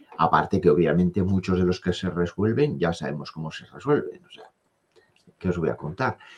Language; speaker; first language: Spanish; native; Spanish